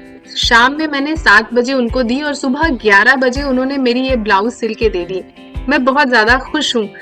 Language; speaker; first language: Hindi; native; Hindi